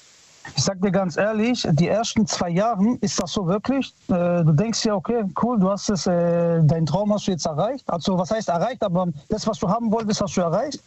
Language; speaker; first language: German; early bilingual, other home language; Italian